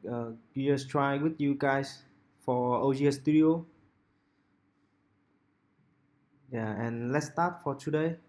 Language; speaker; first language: English; non-native, local second language; Vietnamese